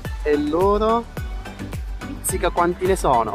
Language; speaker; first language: Italian; native; Italian